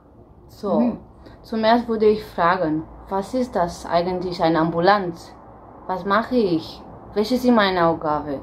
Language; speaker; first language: German; non-native, fluent; Romanian